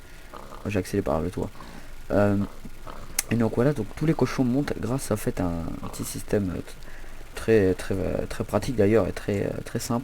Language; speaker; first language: French; native; French